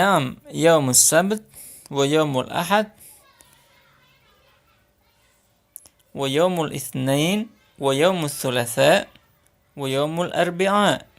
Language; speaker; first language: Arabic; non-native, fluent; Indonesian